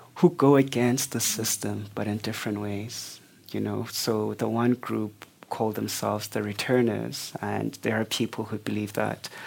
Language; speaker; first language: English; non-native, local second language; Xhosa